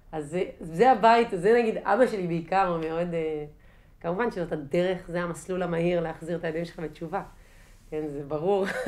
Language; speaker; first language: Hebrew; native; Hebrew